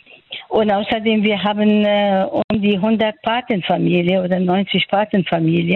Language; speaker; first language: German; non-native, fluent; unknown